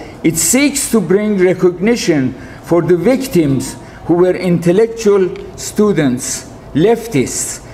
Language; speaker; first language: English; non-native, fluent; Persian